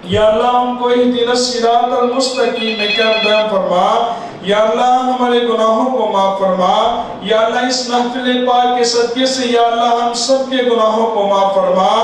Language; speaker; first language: Urdu; non-native, local second language; Punjabi